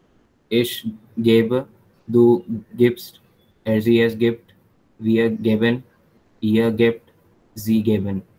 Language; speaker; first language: German; non-native, learner; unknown